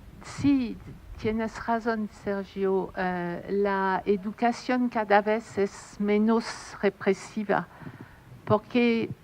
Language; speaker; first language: Spanish; non-native, fluent; French